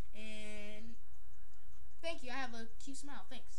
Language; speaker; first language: English; native; English